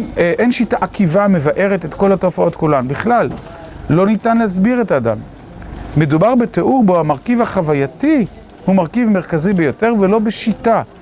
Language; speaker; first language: Hebrew; native; Hebrew